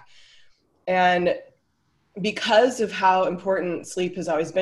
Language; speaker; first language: English; native; English